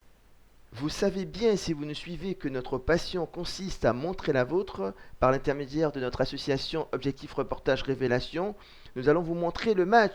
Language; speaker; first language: French; native; French